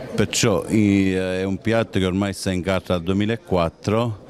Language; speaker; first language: Italian; native; Italian